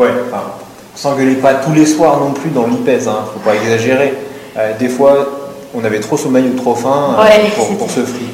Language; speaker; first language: French; native; French